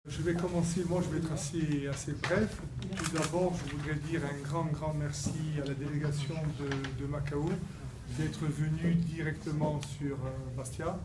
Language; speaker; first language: French; native; French